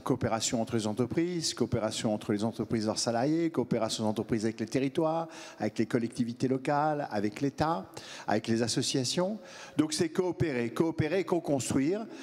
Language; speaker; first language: French; native; French